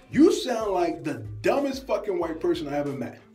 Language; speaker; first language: English; native; English